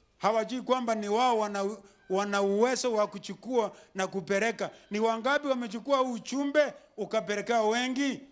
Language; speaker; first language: Swahili; non-native, local second language; Gusii